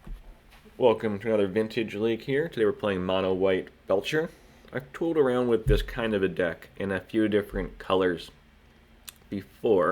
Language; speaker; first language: English; native; English